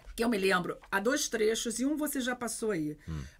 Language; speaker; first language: Portuguese; native; Portuguese